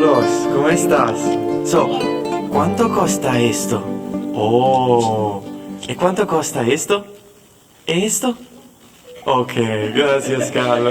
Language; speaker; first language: Spanish; non-native, learner; Italian